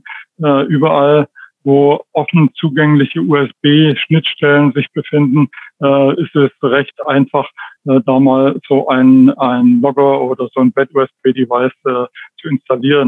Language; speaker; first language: German; native; German